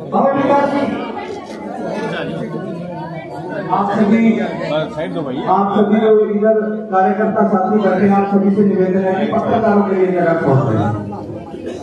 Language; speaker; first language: Hindi; native; Hindi